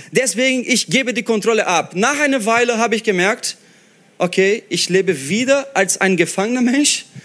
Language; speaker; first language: German; non-native, fluent; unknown